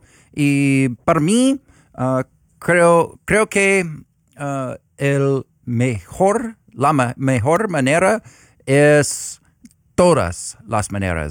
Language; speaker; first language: Spanish; non-native, learner; English